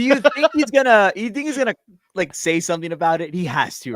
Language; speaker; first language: English; native; English